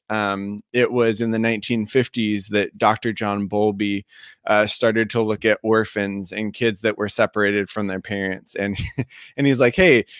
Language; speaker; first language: English; native; English